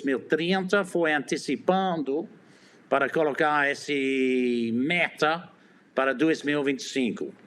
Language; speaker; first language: Portuguese; non-native, fluent; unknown